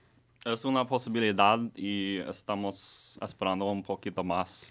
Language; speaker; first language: Spanish; non-native, learner; English